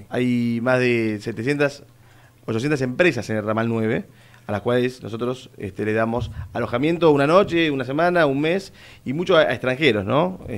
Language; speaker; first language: Spanish; native; Spanish